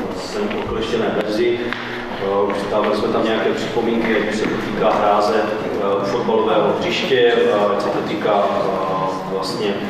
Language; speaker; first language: Czech; native; Czech